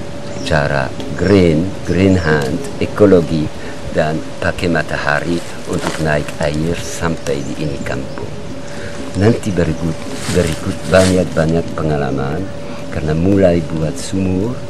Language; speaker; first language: Indonesian; non-native, learner; French